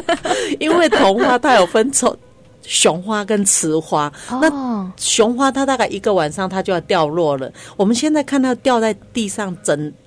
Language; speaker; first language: Chinese; non-native, local second language; Hakka Chinese